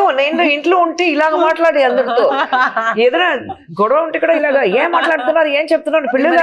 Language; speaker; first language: Telugu; non-native, local second language; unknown